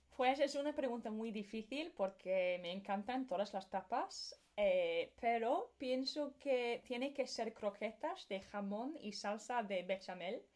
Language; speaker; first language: Spanish; non-native, fluent; English